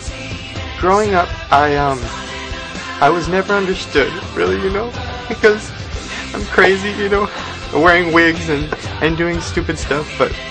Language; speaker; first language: English; native; English